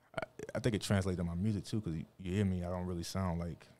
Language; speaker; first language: English; native; English